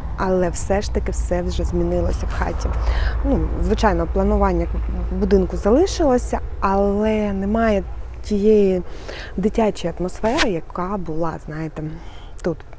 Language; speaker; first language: Ukrainian; native; Ukrainian